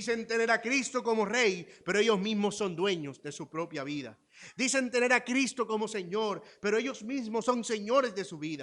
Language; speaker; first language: Spanish; native; Spanish